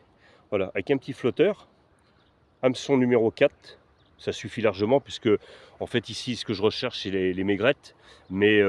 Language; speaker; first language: French; native; French